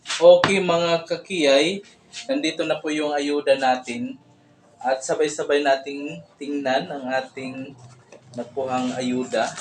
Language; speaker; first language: Filipino; non-native, local second language; Surigaonon